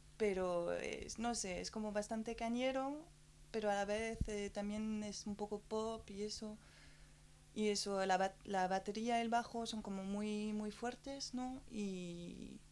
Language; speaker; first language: Spanish; non-native, fluent; French